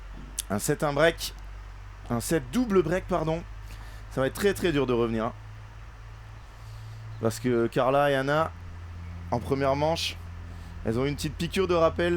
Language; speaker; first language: French; native; French